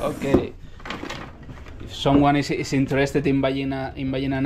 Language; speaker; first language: English; non-native, learner; Spanish